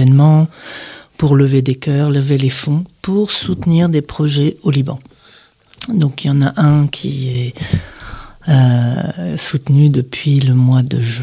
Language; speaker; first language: French; non-native, local second language; Arabic